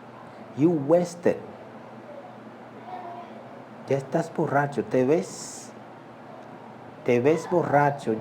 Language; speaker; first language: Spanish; non-native, local second language; Haitian Creole